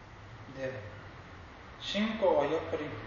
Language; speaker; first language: Japanese; non-native, fluent; English